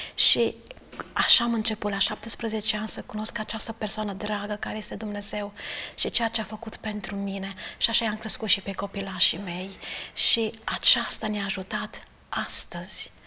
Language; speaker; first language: Romanian; native; Romanian